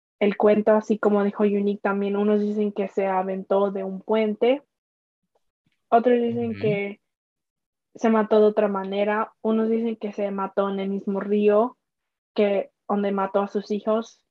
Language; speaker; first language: Spanish; early bilingual, heritage; Spanish